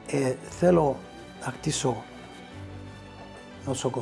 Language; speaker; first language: Greek; early bilingual, heritage; Greek